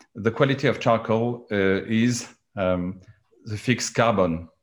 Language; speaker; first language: English; non-native, learner; French